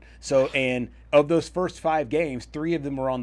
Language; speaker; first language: English; native; English